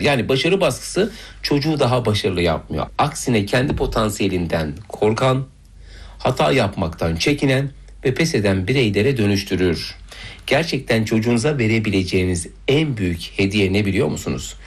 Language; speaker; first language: Turkish; native; Turkish